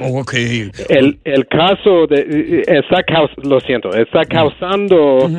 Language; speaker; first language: Spanish; non-native, learner; English